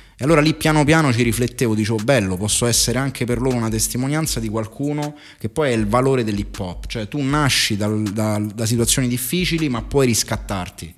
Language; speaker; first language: Italian; native; Italian